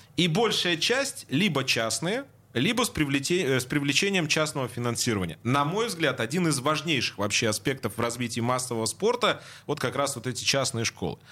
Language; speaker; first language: Russian; native; Russian